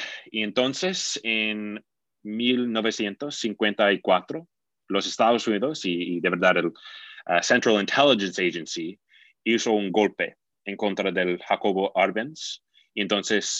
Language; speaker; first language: Spanish; non-native, fluent; English